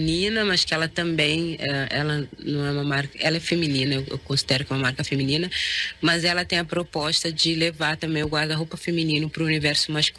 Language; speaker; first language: Portuguese; non-native, local second language; Kabuverdianu